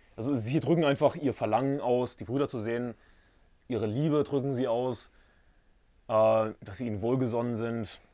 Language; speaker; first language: German; native; German